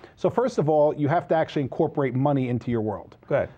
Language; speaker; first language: English; native; English